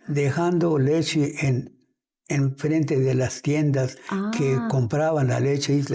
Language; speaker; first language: Spanish; early bilingual, heritage; Spanish